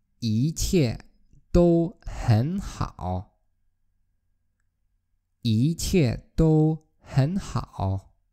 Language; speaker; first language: Chinese; non-native, fluent; Polish